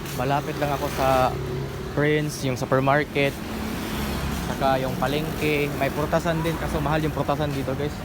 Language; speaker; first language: Filipino; non-native, local second language; Cebuano